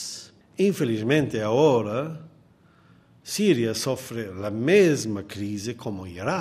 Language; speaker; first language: Portuguese; non-native, fluent; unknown